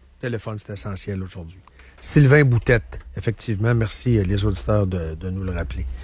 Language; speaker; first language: French; native; French